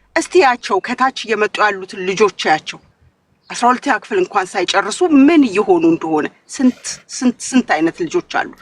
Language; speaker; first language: Amharic; native; Amharic